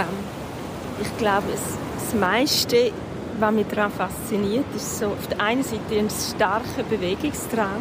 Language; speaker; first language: German; native; German